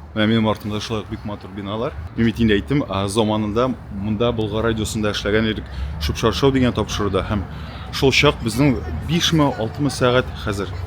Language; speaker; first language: Tatar; native; Tatar